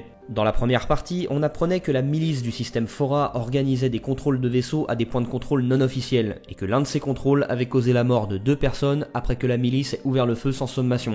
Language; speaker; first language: French; native; French